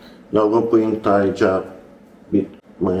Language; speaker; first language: Thai; non-native, learner; English